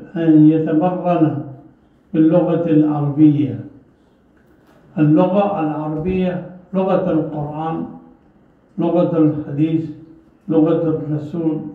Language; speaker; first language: Arabic; non-native, fluent; Urdu